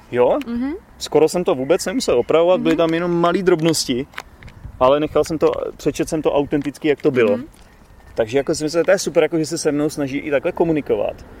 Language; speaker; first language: Czech; native; Czech